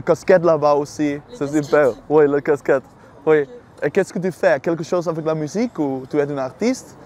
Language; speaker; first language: French; non-native, learner; Dutch